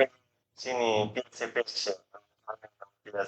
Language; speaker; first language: Italian; non-native, learner; Bangla